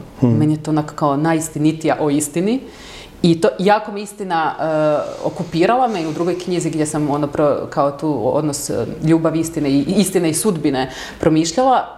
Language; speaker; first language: Serbian; native; Serbian